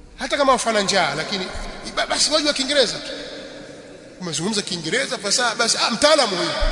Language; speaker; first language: Swahili; native; Swahili